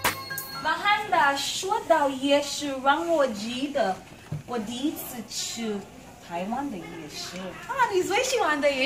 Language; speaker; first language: Chinese; non-native, learner; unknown